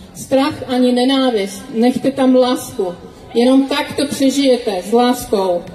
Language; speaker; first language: Czech; native; Czech